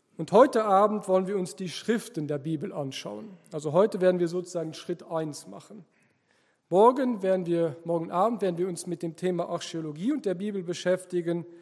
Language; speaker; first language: German; non-native, local second language; Luxembourgish